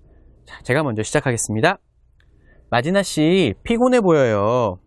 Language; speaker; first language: Korean; native; Korean